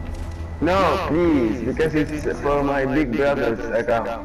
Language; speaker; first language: English; non-native, learner; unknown